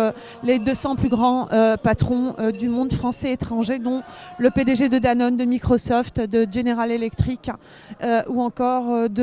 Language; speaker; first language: French; native; French